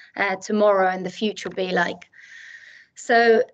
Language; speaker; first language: English; non-native, fluent; Swedish